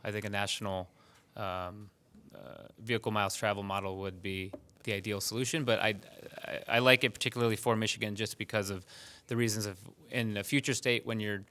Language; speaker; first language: English; early bilingual, other home language; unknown